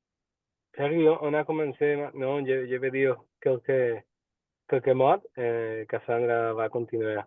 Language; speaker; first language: French; non-native, learner; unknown